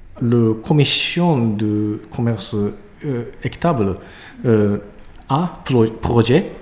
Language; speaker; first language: French; non-native, learner; Japanese